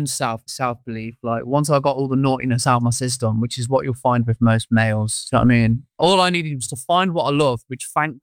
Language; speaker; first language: English; native; English